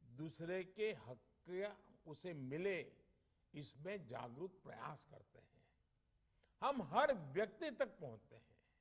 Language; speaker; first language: Hindi; non-native, local second language; Gujarati